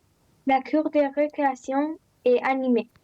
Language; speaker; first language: French; non-native, learner; Romanian